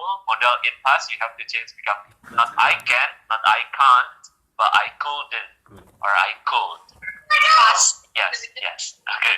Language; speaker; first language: English; non-native, fluent; Indonesian